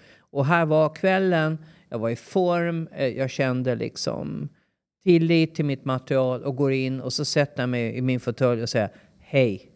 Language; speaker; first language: Swedish; native; Swedish